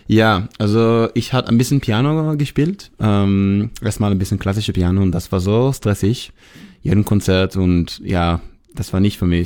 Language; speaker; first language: German; non-native, learner; Hebrew